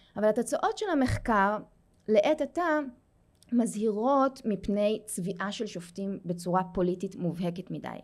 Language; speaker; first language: Hebrew; native; Hebrew